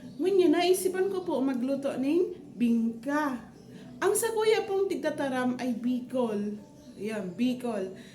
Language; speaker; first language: Filipino; non-native, local second language; Bikol